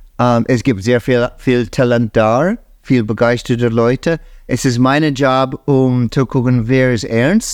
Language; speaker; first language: German; non-native, fluent; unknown